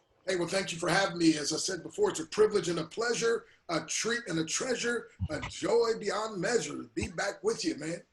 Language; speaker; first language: English; native; English